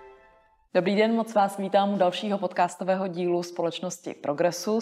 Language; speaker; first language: Czech; native; Czech